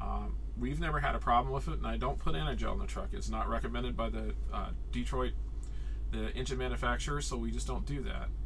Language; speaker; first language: English; native; English